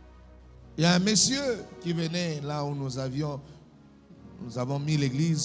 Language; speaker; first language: French; non-native, local second language; Lingala